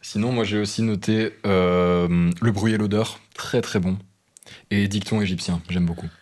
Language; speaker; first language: French; native; French